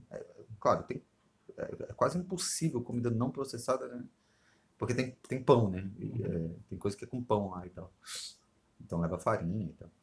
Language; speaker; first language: Portuguese; native; Portuguese